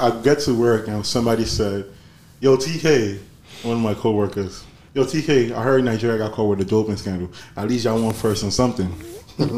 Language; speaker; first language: English; non-native, local second language; Yoruba